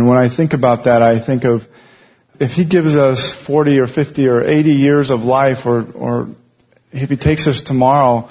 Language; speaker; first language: English; native; English